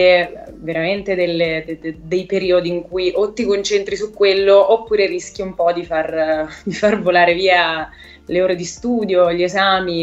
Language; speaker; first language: Italian; native; Italian